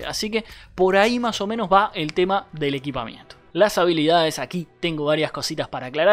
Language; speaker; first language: Spanish; native; Spanish